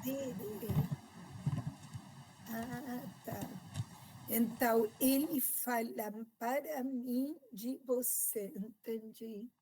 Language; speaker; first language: Portuguese; non-native, fluent; Spanish